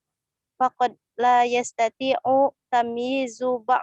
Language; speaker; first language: Arabic; non-native, learner; Indonesian